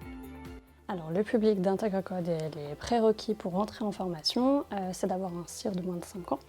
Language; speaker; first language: French; native; French